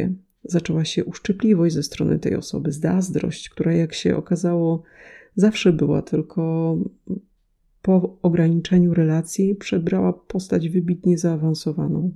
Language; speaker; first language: Polish; native; Polish